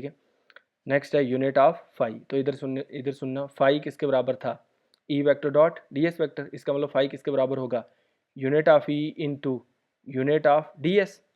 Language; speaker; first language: Hindi; native; Hindi